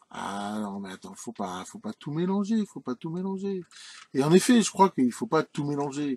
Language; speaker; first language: French; native; French